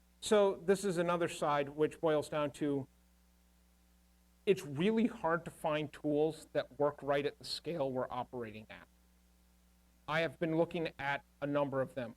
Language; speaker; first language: English; native; English